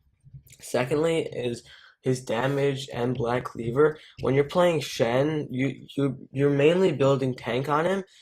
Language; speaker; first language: English; native; English